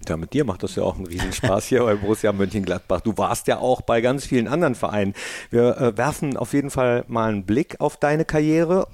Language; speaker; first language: German; native; German